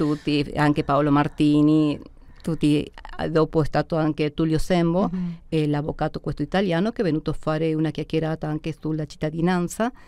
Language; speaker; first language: Italian; early bilingual, heritage; Spanish